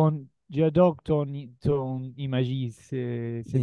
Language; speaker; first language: French; non-native, learner; Spanish